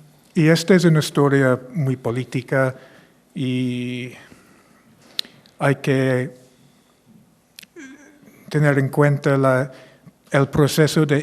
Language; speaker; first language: Spanish; non-native, fluent; English